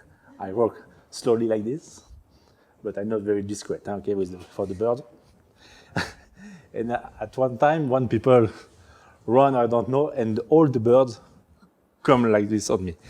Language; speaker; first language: English; non-native, learner; French